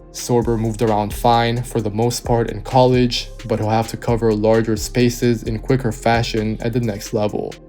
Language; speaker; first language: English; native; English